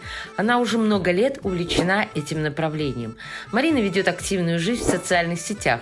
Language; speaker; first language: Russian; native; Russian